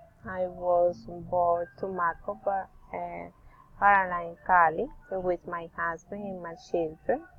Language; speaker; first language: English; non-native, learner; Spanish